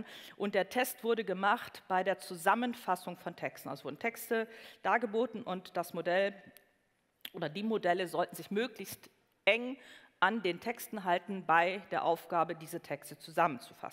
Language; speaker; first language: German; native; German